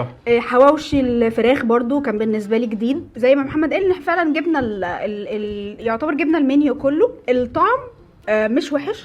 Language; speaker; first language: Arabic; native; Arabic